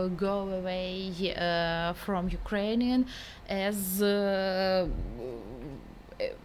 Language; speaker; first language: English; non-native, learner; Ukrainian